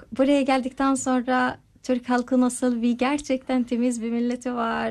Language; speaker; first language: Turkish; non-native, learner; Arabic